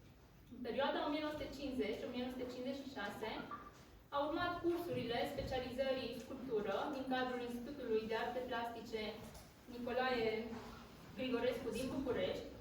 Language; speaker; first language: Romanian; native; Romanian